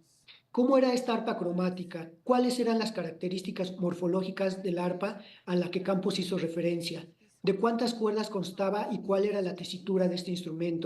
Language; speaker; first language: Spanish; native; Spanish